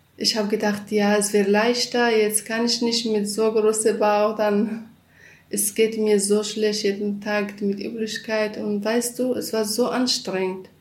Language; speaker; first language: German; non-native, learner; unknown